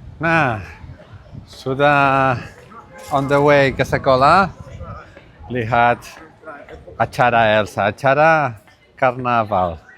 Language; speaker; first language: Indonesian; non-native, learner; Catalan